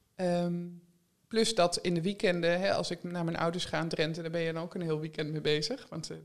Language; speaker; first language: Dutch; native; Dutch